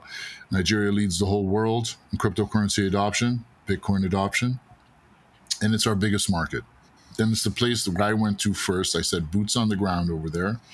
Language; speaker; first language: English; native; English